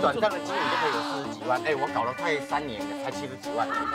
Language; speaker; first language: Chinese; native; Chinese